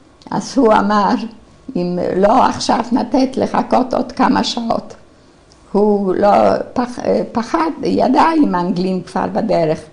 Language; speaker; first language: Hebrew; non-native, fluent; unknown